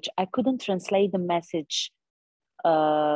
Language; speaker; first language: English; non-native, fluent; Serbian